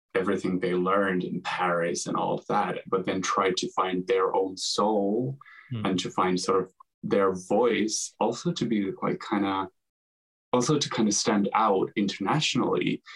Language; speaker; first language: English; non-native, fluent; Finnish